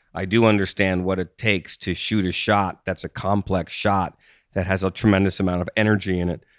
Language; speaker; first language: English; native; English